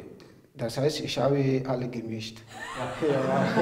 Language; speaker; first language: German; non-native, learner; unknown